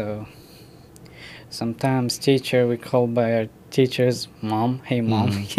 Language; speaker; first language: English; non-native, learner; Ukrainian